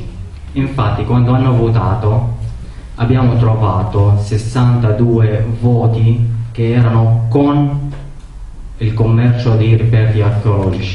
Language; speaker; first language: Italian; non-native, learner; Arabic